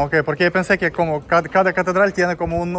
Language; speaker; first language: Spanish; non-native, learner; Russian